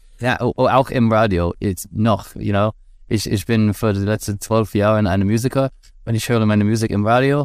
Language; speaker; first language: German; non-native, learner; English